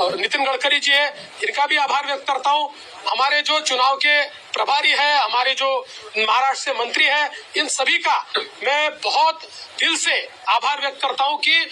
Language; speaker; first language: Hindi; non-native, local second language; Marathi